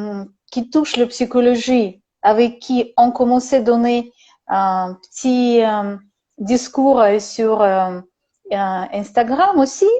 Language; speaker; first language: French; non-native, learner; Russian